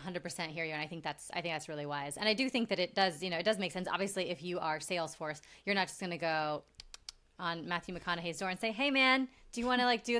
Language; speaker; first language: English; native; English